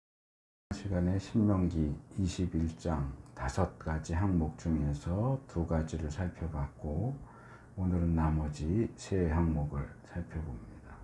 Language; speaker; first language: Korean; native; Korean